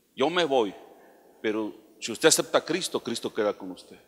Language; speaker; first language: Spanish; native; Spanish